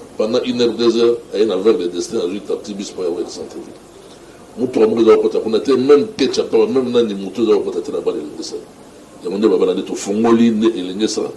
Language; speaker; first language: Lingala; native; Lingala